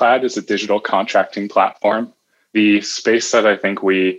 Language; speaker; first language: English; native; English